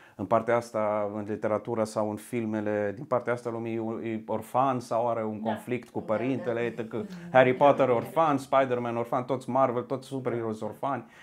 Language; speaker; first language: Romanian; early bilingual, heritage; Romanian